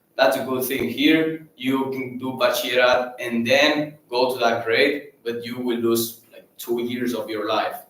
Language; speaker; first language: English; non-native, fluent; Catalan